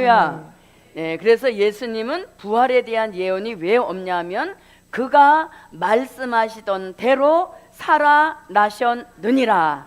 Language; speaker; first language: Korean; native; Korean